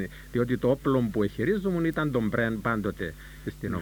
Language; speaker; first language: Greek; native; Greek